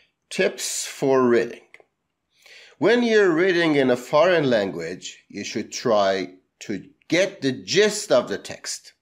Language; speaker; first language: English; non-native, fluent; Persian